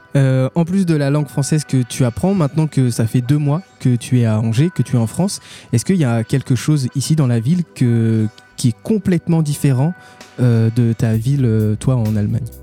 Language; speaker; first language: French; native; French